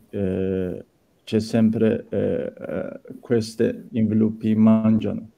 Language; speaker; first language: Italian; non-native, learner; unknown